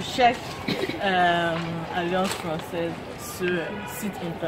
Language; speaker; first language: French; non-native, learner; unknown